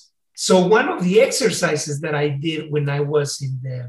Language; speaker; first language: English; non-native, fluent; Spanish